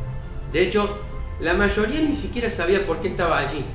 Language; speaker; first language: Spanish; native; Spanish